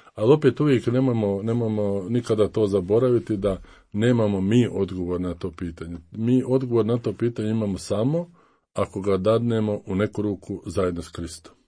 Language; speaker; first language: Croatian; native; Croatian